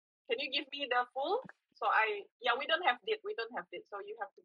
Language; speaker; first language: English; non-native, fluent; Indonesian